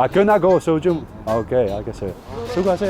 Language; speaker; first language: Korean; non-native, learner; Dutch